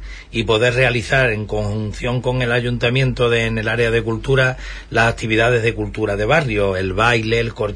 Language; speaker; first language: Spanish; native; Spanish